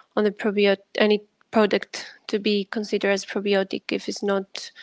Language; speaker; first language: English; non-native, fluent; Greek